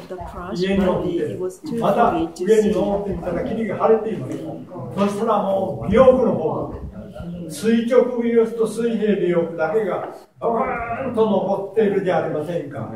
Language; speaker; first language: Japanese; native; Japanese